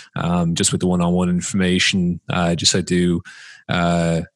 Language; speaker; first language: English; native; English